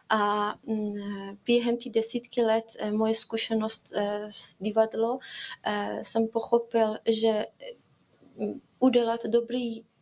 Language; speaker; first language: Czech; non-native, fluent; Persian